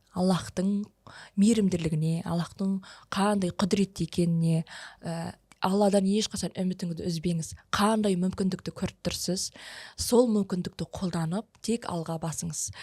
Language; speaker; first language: Kazakh; early bilingual, heritage; Kazakh